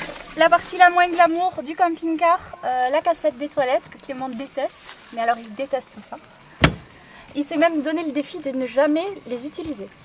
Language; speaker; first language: French; native; French